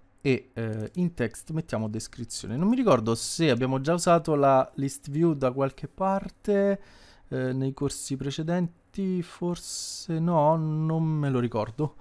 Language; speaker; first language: Italian; native; Italian